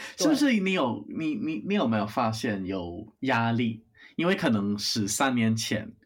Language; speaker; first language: Chinese; non-native, fluent; English